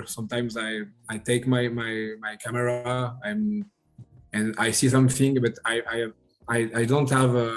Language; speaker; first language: English; non-native, learner; French